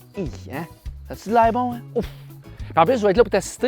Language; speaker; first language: French; native; French